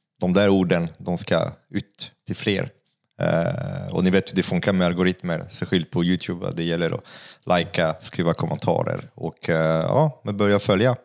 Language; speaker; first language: Swedish; non-native, fluent; French